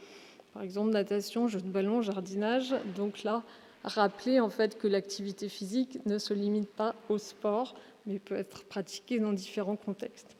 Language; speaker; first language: French; native; French